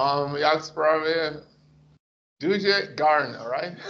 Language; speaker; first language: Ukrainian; non-native, learner; English